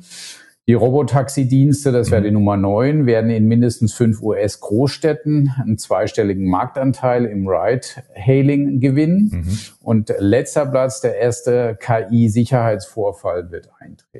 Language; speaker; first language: German; native; German